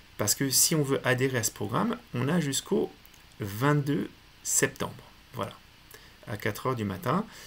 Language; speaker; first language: French; native; French